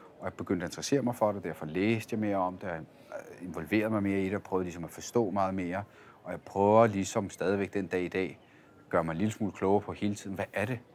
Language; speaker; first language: Danish; early bilingual, other home language; Italian